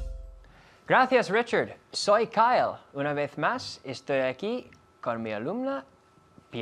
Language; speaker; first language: Spanish; non-native, fluent; English